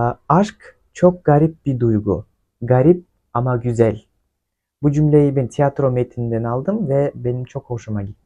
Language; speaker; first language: Turkish; non-native, fluent; Kyrgyz